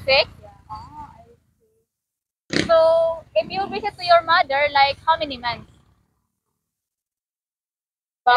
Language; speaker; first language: English; non-native, learner; Cebuano